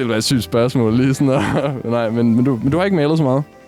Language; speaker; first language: Danish; native; Danish